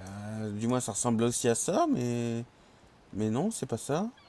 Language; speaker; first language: French; native; French